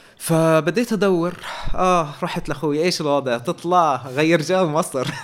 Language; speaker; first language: Arabic; native; Arabic